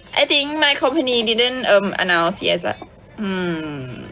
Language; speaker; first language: English; non-native, learner; Thai